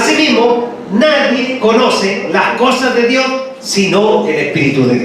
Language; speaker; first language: Spanish; native; Spanish